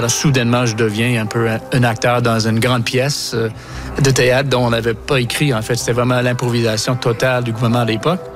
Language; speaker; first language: French; native; French